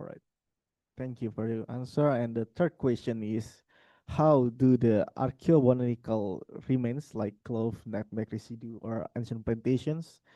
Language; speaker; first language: English; non-native, fluent; Indonesian